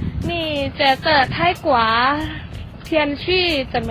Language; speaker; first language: Chinese; non-native, learner; Thai